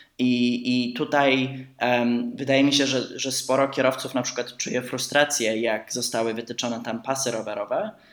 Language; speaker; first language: Polish; early bilingual, heritage; Polish